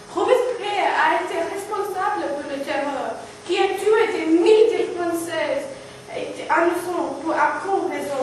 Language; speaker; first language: French; non-native, learner; English